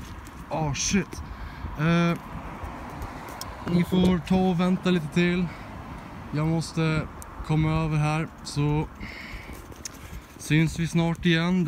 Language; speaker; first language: Swedish; native; Swedish